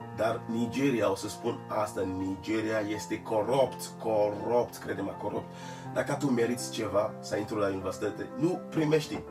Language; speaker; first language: Romanian; non-native, learner; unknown